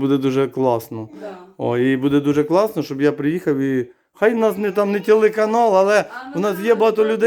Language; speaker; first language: Ukrainian; native; Ukrainian